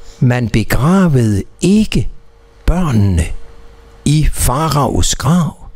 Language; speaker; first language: Danish; native; Danish